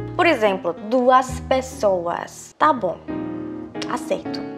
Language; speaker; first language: Portuguese; non-native, fluent; Korean